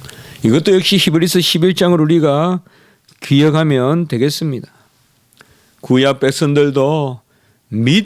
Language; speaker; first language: Korean; native; Korean